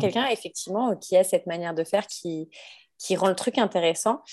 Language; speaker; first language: French; native; French